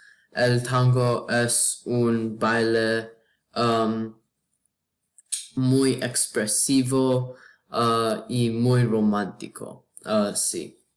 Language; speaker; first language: Spanish; non-native, learner; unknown